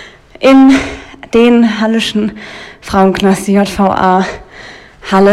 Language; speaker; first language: German; native; German